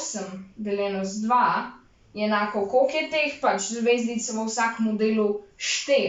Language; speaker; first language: Slovenian; native; Slovenian